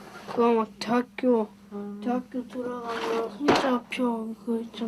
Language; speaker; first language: Korean; early bilingual, other home language; Italian